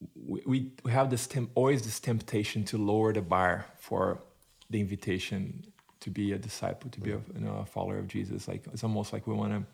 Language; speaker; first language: English; non-native, fluent; Portuguese